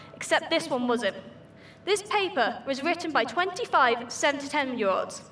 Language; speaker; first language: English; native; English